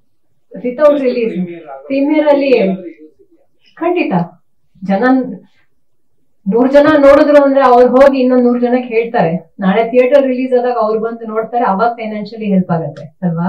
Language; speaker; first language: Kannada; native; Kannada